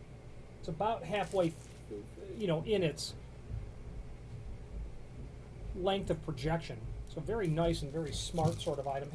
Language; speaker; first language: English; native; English